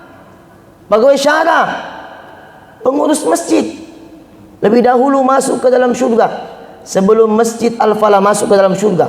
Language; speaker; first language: Indonesian; non-native, local second language; Buginese